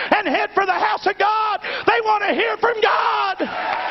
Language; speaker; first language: English; native; English